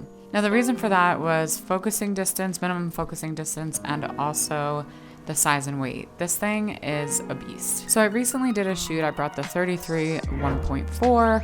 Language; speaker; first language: English; native; English